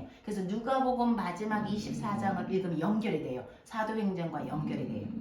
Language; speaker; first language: Korean; native; Korean